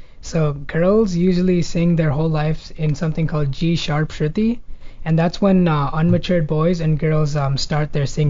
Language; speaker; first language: English; early bilingual, other home language; Telugu